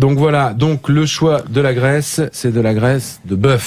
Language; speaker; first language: French; native; French